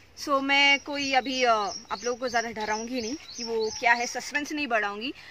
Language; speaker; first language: Hindi; non-native, local second language; Marathi